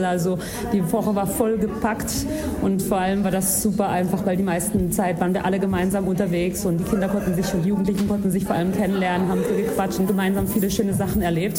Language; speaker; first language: German; native; German